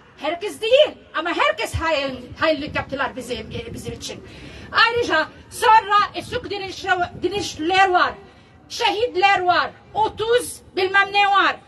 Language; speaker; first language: Turkish; non-native, learner; Arabic